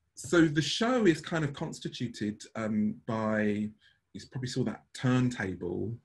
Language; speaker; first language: English; native; English